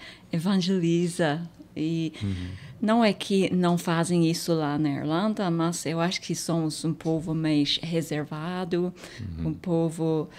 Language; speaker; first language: Portuguese; non-native, fluent; English